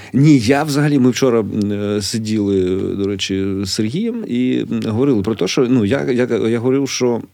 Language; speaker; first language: Ukrainian; native; Ukrainian